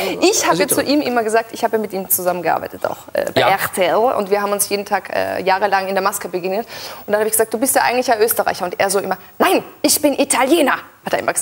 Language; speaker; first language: German; native; German